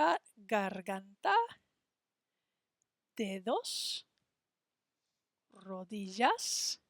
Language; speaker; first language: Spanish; non-native, fluent; English